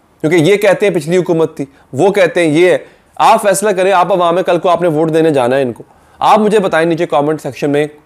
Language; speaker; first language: Urdu; native; Urdu